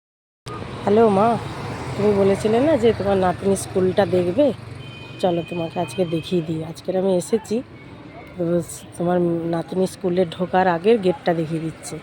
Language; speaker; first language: Bangla; native; Bangla